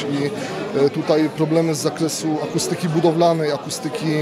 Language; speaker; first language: Polish; native; Polish